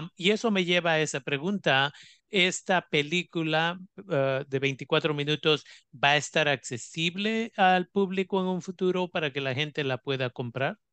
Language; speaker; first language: Spanish; native; Spanish